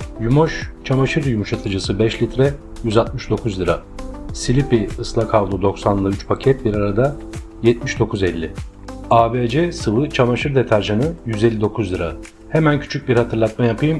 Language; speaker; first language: Turkish; native; Turkish